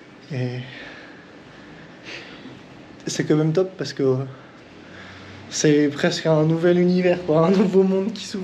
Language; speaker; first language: French; native; French